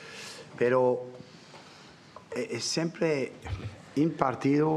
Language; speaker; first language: Spanish; non-native, learner; English